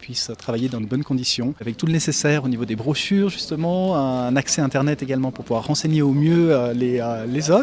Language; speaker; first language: French; native; French